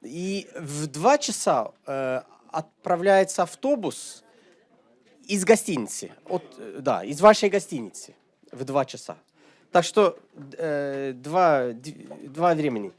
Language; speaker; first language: Russian; non-native, fluent; Norwegian